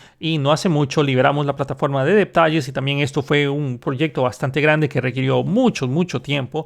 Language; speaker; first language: Spanish; native; Spanish